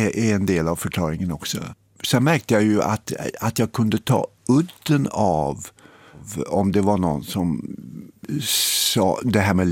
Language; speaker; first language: Swedish; native; Swedish